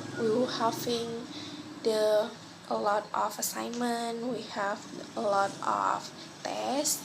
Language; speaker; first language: English; non-native, local second language; Malay